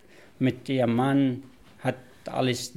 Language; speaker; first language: German; non-native, learner; Arabic